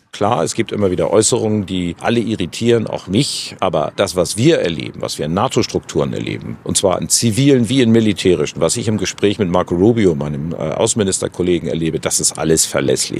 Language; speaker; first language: German; native; German